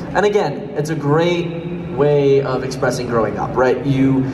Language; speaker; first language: English; native; English